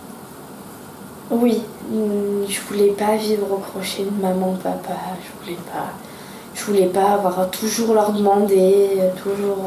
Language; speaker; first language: French; native; French